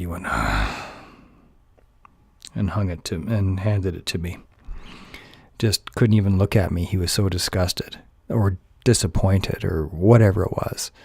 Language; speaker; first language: English; native; English